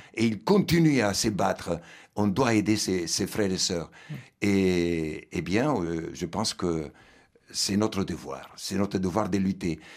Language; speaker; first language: French; non-native, fluent; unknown